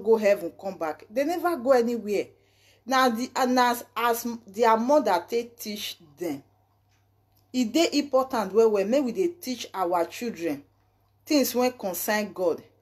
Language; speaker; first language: Nigerian Pidgin; native; Nigerian Pidgin